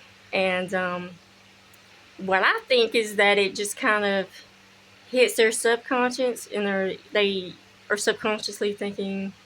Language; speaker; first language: English; native; English